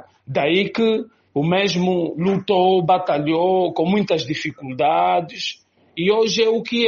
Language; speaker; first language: Portuguese; native; Portuguese